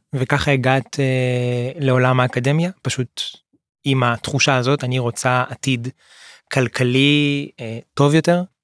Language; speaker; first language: Hebrew; native; Hebrew